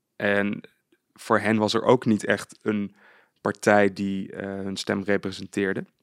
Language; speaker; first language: Dutch; native; Dutch